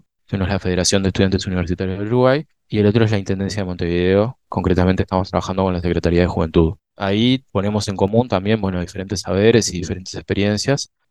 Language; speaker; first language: Spanish; native; Spanish